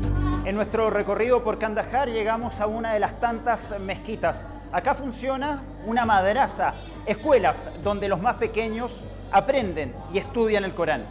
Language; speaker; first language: Spanish; native; Spanish